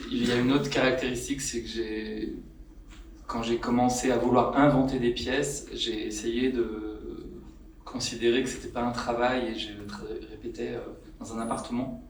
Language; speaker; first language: French; native; French